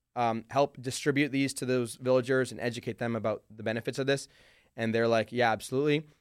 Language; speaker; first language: English; early bilingual, other home language; Hindi